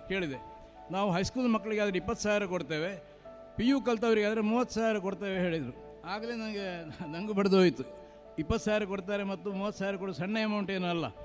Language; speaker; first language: Kannada; non-native, local second language; Marathi